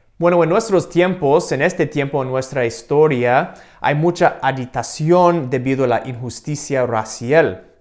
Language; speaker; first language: Spanish; non-native, fluent; English